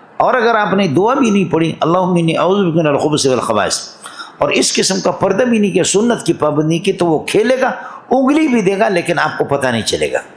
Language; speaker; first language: Urdu; non-native, local second language; Brahui